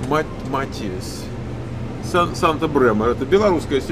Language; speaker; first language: Russian; native; Russian